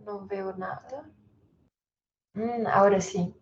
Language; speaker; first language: Spanish; non-native, learner; Portuguese